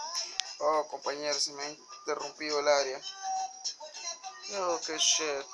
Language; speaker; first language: Spanish; native; Spanish